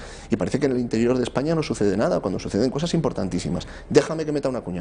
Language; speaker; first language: Spanish; native; Spanish